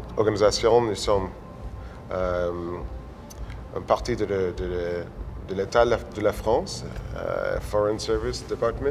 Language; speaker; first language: French; non-native, local second language; English